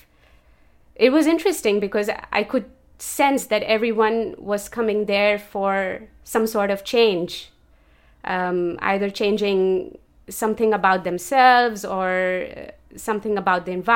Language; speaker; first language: English; non-native, local second language; Urdu